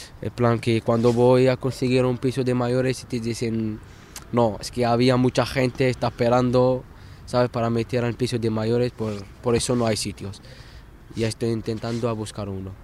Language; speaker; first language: Spanish; non-native, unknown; Arabic